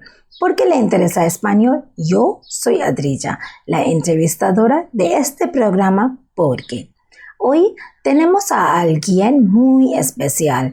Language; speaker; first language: Spanish; non-native, learner; Bangla